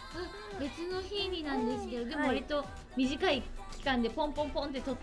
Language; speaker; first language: Japanese; native; Japanese